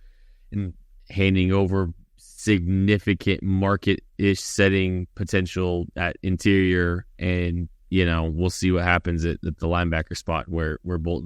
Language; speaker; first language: English; native; English